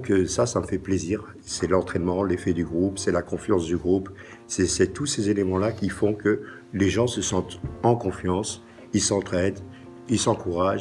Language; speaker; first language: French; native; French